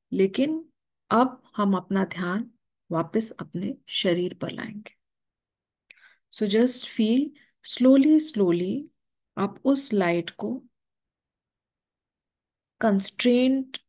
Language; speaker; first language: Hindi; native; Hindi